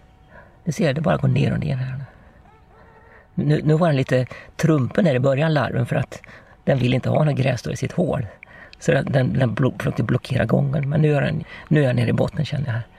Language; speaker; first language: Swedish; native; Swedish